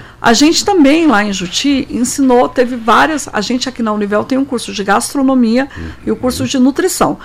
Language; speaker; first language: Portuguese; native; Portuguese